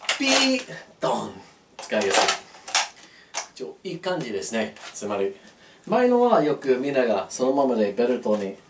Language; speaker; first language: Japanese; non-native, learner; English